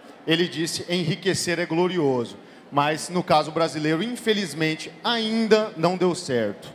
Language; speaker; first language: Portuguese; native; Portuguese